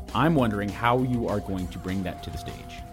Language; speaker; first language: English; native; English